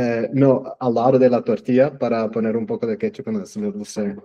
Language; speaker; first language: Spanish; non-native, fluent; English